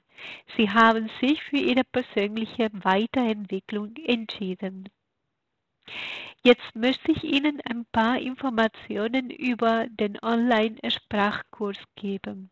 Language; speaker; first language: German; non-native, fluent; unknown